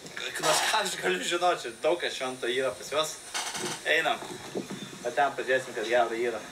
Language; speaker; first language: Lithuanian; native; Lithuanian